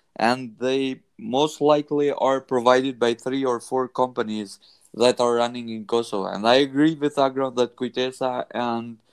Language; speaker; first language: English; non-native, fluent; Albanian